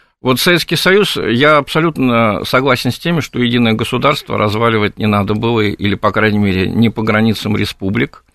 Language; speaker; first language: Russian; native; Russian